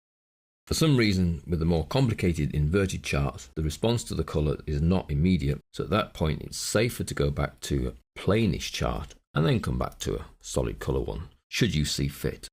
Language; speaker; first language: English; native; English